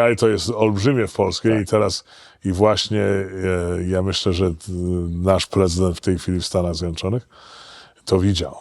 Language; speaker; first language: Polish; early bilingual, heritage; Polish